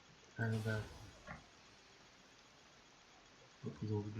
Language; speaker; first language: French; native; French